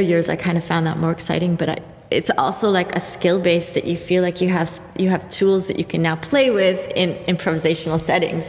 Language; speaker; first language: English; native; English